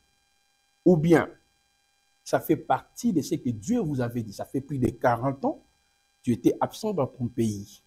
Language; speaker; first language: French; non-native, local second language; Lingala